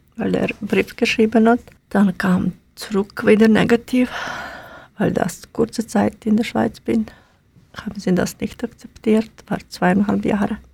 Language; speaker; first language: German; non-native, learner; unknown